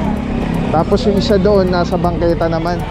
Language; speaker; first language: Filipino; native; Filipino